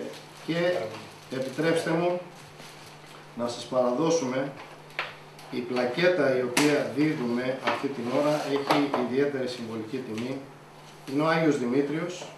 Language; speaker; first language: Greek; native; Greek